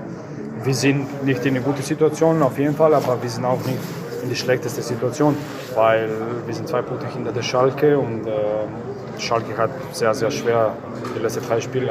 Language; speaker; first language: German; non-native, fluent; Croatian